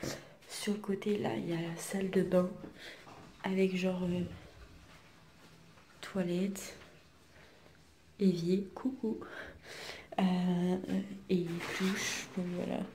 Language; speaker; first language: French; native; French